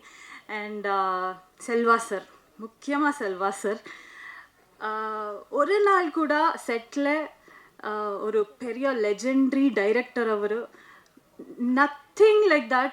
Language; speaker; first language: Tamil; non-native, local second language; Kannada